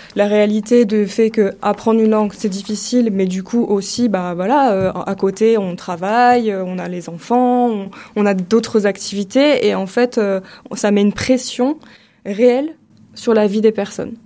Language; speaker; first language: French; native; French